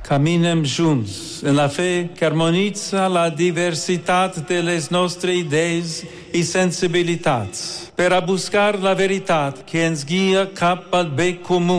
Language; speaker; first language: Catalan; non-native, fluent; English